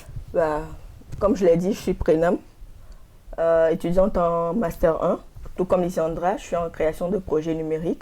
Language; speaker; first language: French; non-native, local second language; Ewe